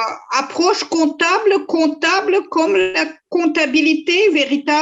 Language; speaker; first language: French; non-native, fluent; Russian